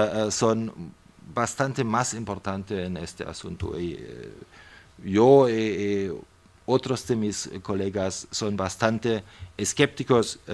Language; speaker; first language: Spanish; non-native, fluent; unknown